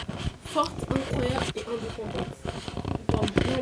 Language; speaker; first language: French; native; French